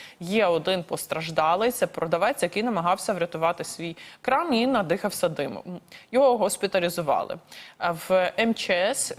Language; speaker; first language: Ukrainian; native; Ukrainian